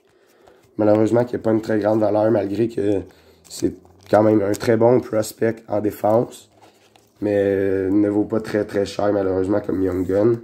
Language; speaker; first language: French; native; French